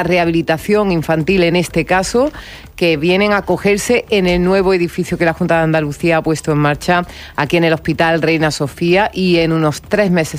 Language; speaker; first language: Spanish; native; Spanish